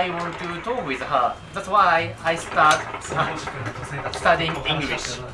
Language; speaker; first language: English; non-native, learner; Japanese